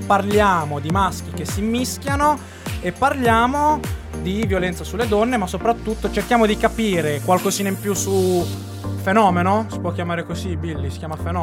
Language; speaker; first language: Italian; native; Italian